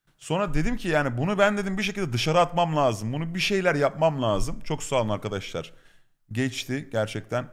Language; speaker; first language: Turkish; native; Turkish